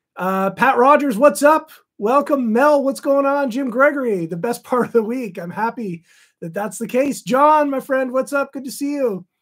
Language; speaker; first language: English; native; English